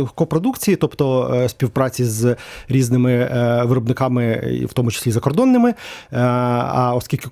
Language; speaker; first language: Ukrainian; native; Ukrainian